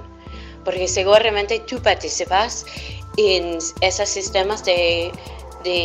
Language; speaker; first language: Spanish; non-native, fluent; English